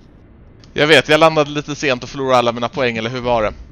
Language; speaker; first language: Swedish; native; Swedish